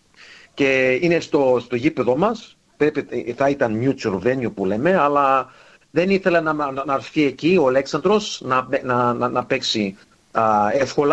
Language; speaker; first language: Greek; early bilingual, heritage; Greek